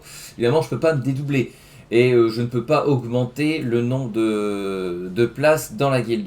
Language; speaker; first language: French; native; French